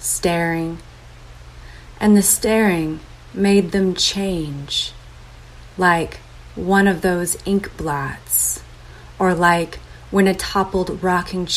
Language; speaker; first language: English; native; English